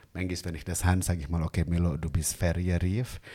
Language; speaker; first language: German; non-native, fluent; Indonesian